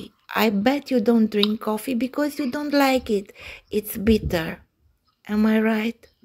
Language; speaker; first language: English; non-native, learner; Romanian